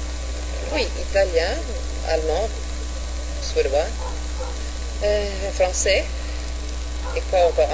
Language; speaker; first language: French; non-native, fluent; Swedish